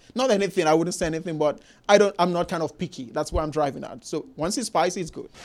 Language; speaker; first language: English; non-native, local second language; Igbo